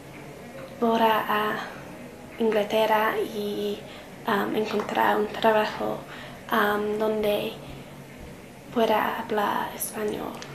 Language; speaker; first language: Spanish; non-native, learner; English